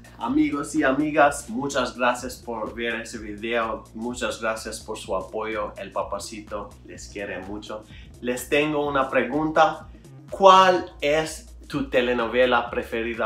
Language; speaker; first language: Spanish; non-native, learner; Albanian